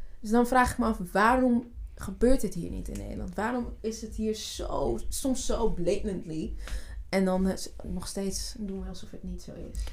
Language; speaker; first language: Dutch; early bilingual, other home language; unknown